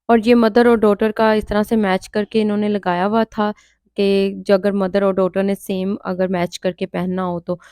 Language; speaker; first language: Urdu; non-native, local second language; Punjabi